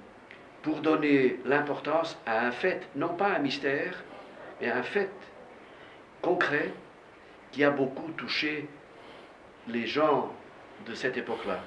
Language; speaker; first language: French; non-native, fluent; Portuguese